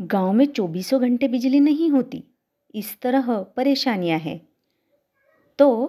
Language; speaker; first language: Hindi; non-native, local second language; Marathi